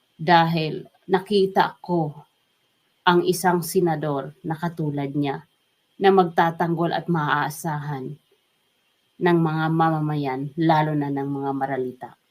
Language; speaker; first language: Filipino; non-native, local second language; Waray